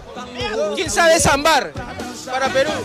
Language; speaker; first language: Portuguese; non-native, learner; Spanish